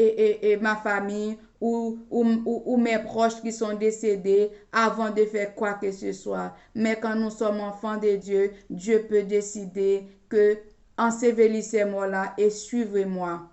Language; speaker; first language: French; non-native, local second language; Haitian Creole